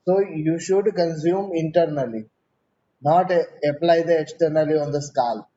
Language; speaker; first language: English; non-native, local second language; Gujarati